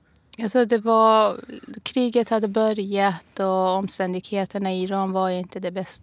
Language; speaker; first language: Swedish; non-native, fluent; Persian